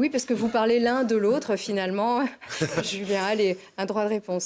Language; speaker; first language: French; native; French